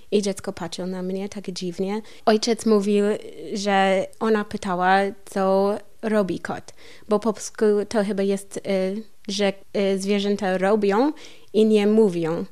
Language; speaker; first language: Polish; non-native, learner; English